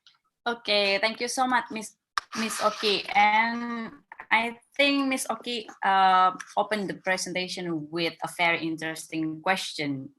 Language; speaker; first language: English; non-native, fluent; Indonesian